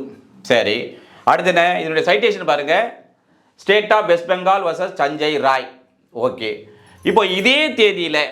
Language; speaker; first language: Tamil; native; Tamil